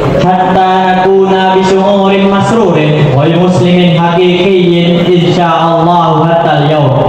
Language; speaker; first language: Arabic; non-native, fluent; Indonesian